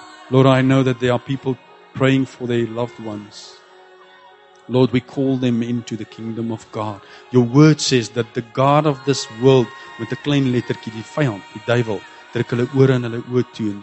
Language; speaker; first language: English; non-native, local second language; Afrikaans